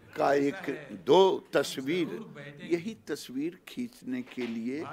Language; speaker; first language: Hindi; native; Hindi